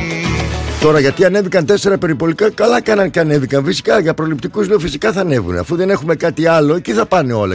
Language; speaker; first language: Greek; native; Greek